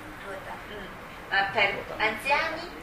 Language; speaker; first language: Italian; non-native, fluent; Chinese